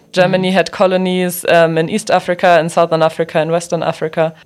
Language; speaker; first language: English; non-native, fluent; German